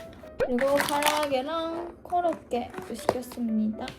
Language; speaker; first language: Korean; non-native, fluent; Japanese